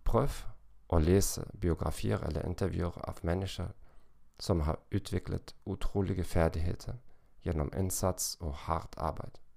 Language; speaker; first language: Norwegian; non-native, learner; German